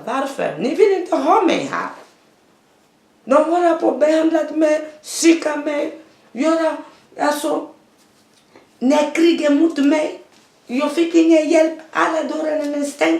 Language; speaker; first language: Swedish; non-native, fluent; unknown